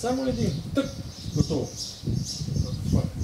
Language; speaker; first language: Bulgarian; non-native, learner; Russian